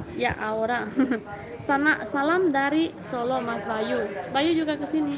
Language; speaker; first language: Indonesian; non-native, fluent; Spanish